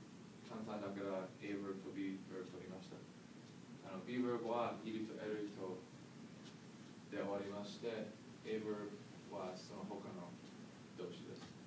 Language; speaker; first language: Japanese; non-native, learner; English